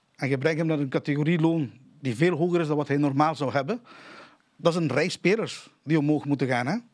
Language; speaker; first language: Dutch; non-native, fluent; Spanish